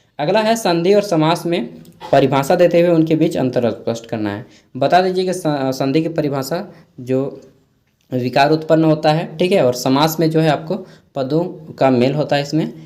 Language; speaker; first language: Hindi; non-native, local second language; Magahi